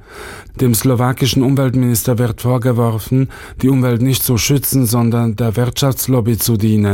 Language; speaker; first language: German; native; German